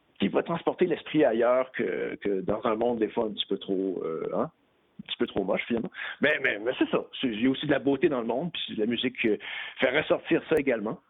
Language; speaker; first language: French; native; French